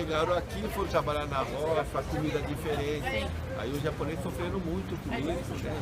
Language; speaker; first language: Portuguese; early bilingual, other home language; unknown